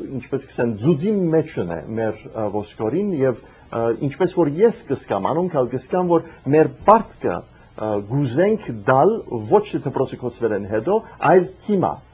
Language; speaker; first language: Armenian; early bilingual, heritage; Armenian